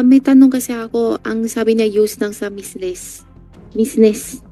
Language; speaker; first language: Filipino; non-native, learner; Chinese